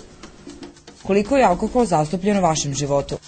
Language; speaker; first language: Serbian; native; Serbian